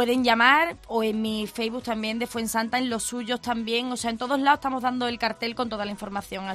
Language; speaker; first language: Spanish; native; Spanish